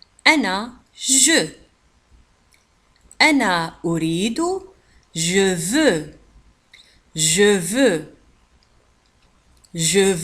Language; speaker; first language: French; non-native, fluent; Arabic